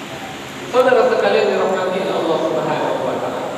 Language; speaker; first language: Indonesian; native; Indonesian